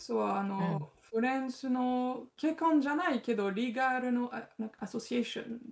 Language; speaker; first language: Japanese; non-native, learner; French